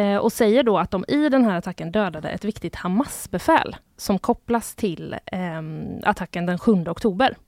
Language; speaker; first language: Swedish; native; Swedish